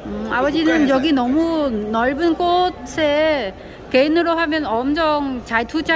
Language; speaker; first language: Korean; non-native, learner; Vietnamese